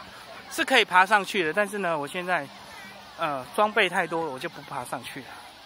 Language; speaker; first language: Chinese; native; Chinese